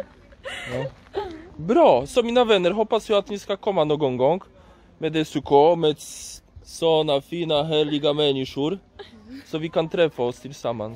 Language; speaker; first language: Swedish; non-native, fluent; Polish